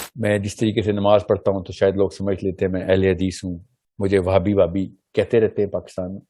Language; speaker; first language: Urdu; early bilingual, heritage; Urdu